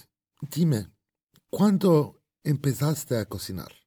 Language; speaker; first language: Spanish; non-native, fluent; Arabic